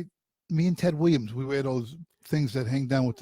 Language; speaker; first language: English; native; English